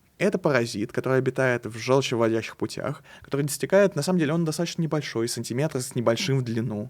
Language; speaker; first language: Russian; native; Russian